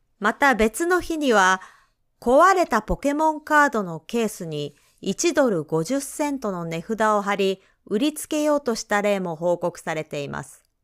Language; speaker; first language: Japanese; native; Japanese